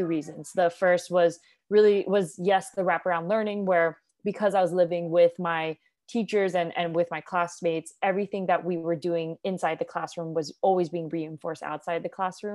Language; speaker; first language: English; non-native, local second language; Cantonese